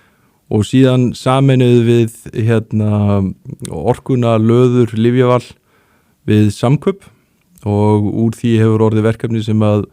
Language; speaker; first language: Icelandic; native; Icelandic